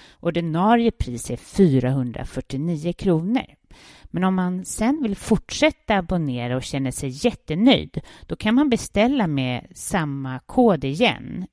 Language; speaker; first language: Swedish; native; Swedish